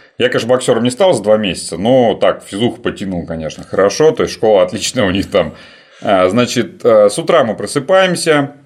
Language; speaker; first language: Russian; native; Russian